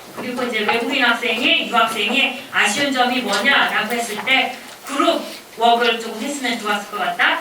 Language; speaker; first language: Korean; native; Korean